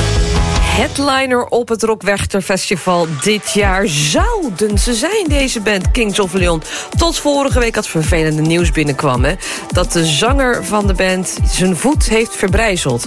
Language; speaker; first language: Dutch; native; Dutch